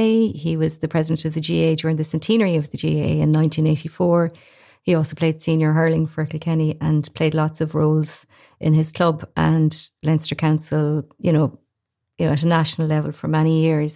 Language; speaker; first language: English; native; English